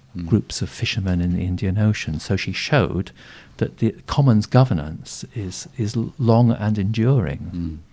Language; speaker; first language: English; native; English